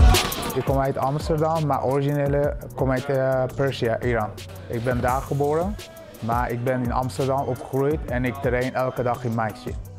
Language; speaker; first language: Dutch; early bilingual, other home language; Persian